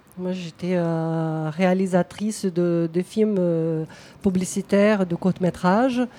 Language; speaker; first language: French; non-native, fluent; Portuguese